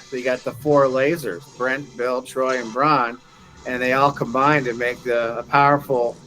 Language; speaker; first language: English; native; English